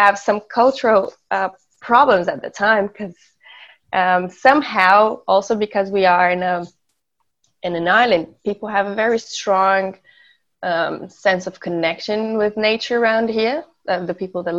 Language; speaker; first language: English; non-native, fluent; Portuguese